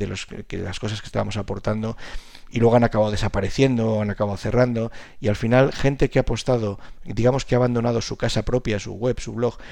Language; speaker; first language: Spanish; native; Spanish